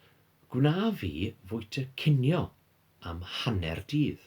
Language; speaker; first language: Welsh; non-native, fluent; English